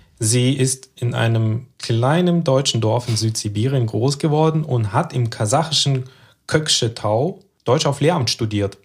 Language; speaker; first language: German; early bilingual, other home language; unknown